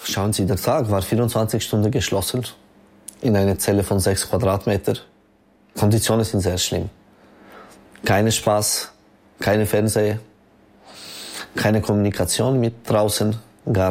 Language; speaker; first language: German; non-native, local second language; French